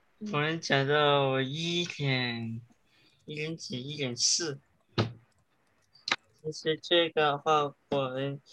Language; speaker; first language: Chinese; early bilingual, heritage; Chinese